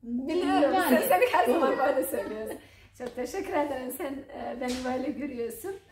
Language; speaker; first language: Turkish; non-native, learner; Croatian